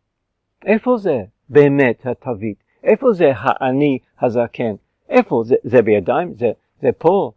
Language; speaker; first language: Hebrew; non-native, fluent; English